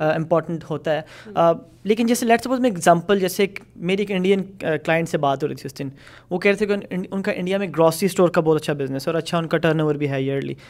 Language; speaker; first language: Urdu; native; Urdu